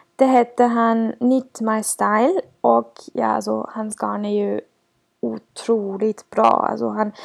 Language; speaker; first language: Swedish; non-native, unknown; German